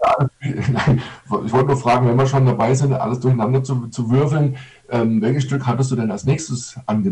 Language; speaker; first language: German; native; German